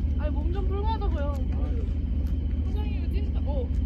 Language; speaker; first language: Korean; native; Korean